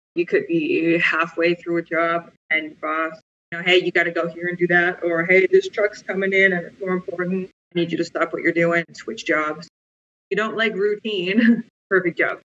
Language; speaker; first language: English; native; English